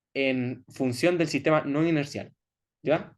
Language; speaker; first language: Spanish; native; Spanish